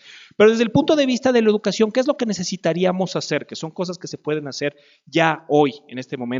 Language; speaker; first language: Spanish; native; Spanish